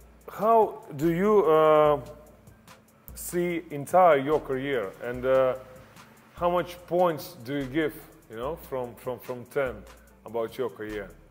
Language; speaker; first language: English; non-native, fluent; Lithuanian